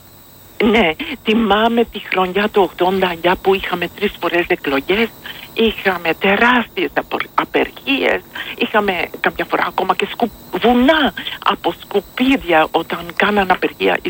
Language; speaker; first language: Greek; non-native, fluent; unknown